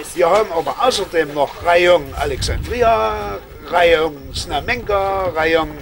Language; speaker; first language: German; native; German